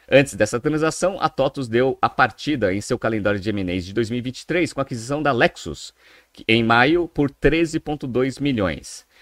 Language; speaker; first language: Portuguese; native; Portuguese